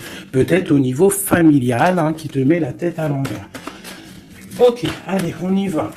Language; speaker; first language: French; native; French